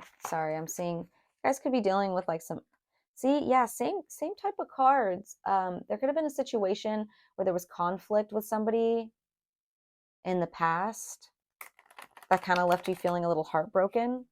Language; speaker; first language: English; native; English